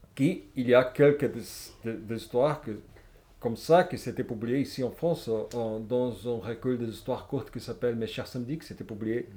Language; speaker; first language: French; non-native, fluent; Portuguese